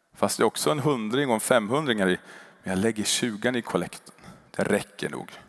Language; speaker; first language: Swedish; native; Swedish